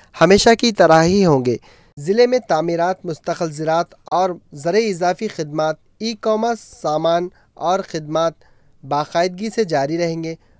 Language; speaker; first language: Urdu; native; Urdu